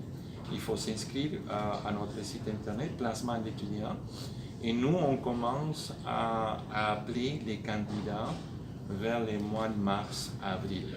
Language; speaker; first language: French; native; French